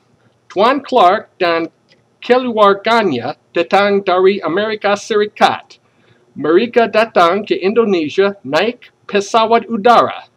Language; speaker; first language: Indonesian; non-native, learner; English